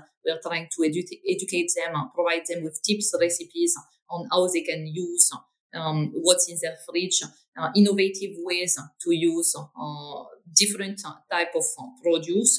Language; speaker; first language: English; non-native, fluent; French